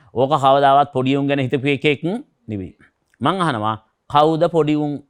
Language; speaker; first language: Sinhala; native; Sinhala